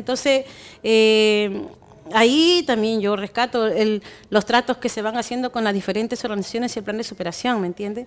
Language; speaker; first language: Spanish; native; Spanish